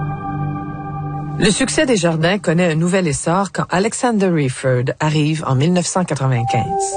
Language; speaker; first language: French; native; French